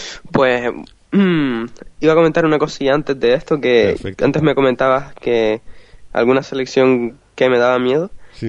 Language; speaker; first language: Spanish; native; Spanish